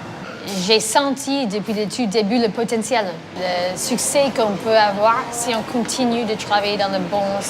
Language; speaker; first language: French; non-native, fluent; English